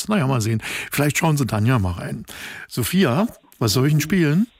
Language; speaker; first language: German; native; German